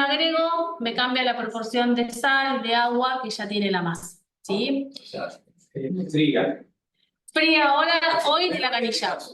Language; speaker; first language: Spanish; native; Spanish